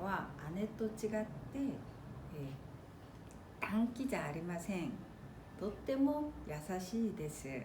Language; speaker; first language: Japanese; non-native, fluent; Korean